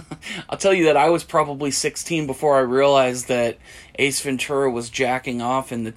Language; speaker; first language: English; native; English